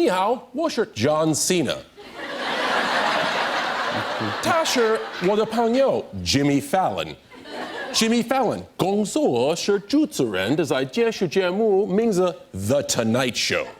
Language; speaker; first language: Chinese; non-native, learner; English